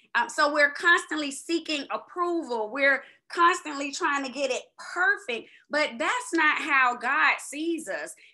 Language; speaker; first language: English; native; English